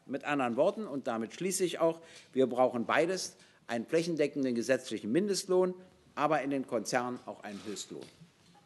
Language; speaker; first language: German; native; German